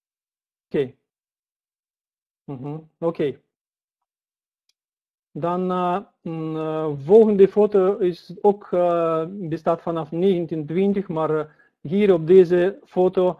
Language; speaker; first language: Dutch; non-native, learner; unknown